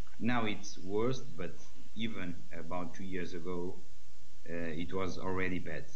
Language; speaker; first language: English; non-native, learner; Portuguese